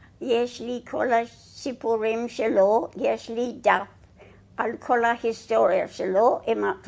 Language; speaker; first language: Hebrew; non-native, fluent; English